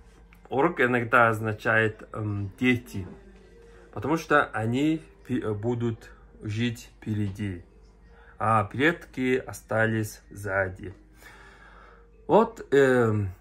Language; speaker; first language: Russian; non-native, learner; Mongolian